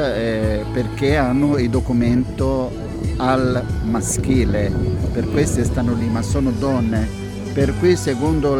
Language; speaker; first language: Italian; non-native, fluent; Portuguese